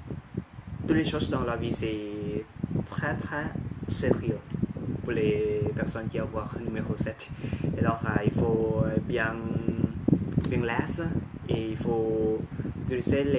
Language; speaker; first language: French; non-native, learner; Thai